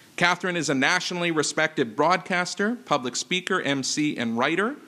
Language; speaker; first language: English; native; English